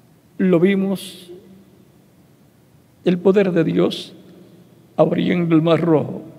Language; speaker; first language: Spanish; native; Spanish